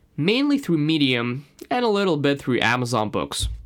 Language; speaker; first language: English; non-native, fluent; Russian